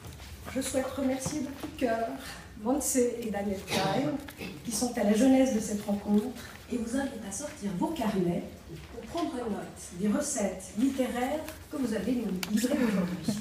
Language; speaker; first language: French; native; French